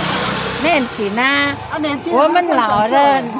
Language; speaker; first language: Chinese; non-native, fluent; Indonesian